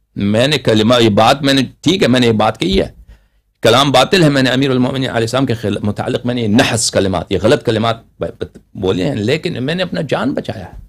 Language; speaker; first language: Urdu; non-native, local second language; Persian